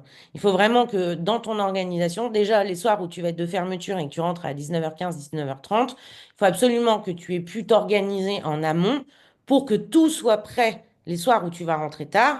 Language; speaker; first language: French; native; French